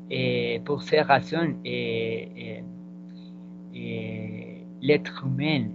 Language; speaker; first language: French; non-native, learner; Spanish